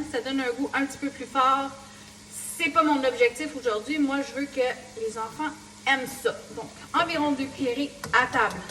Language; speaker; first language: French; native; French